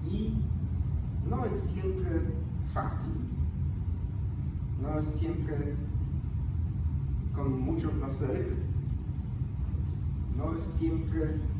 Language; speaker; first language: Spanish; non-native, fluent; Polish